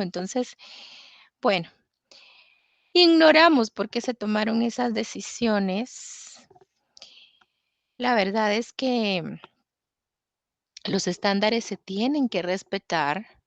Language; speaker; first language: Spanish; native; Spanish